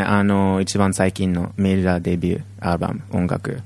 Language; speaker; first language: Japanese; non-native, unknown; English